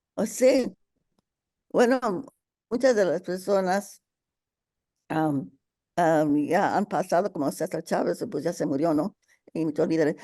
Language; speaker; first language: Spanish; early bilingual, heritage; Spanish